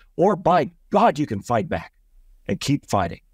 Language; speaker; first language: English; native; English